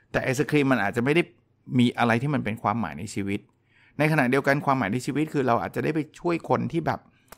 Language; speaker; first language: Thai; native; Thai